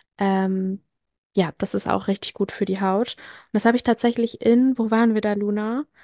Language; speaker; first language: German; early bilingual, other home language; French